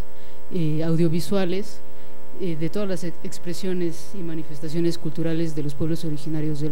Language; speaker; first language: Spanish; native; Spanish